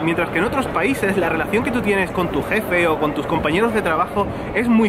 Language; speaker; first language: Spanish; native; Spanish